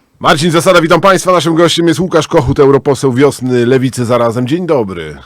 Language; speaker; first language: Polish; native; Polish